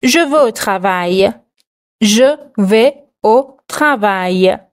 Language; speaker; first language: French; non-native, fluent; Persian